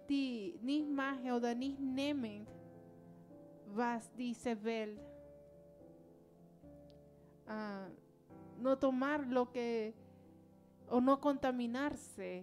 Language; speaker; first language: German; non-native, learner; Spanish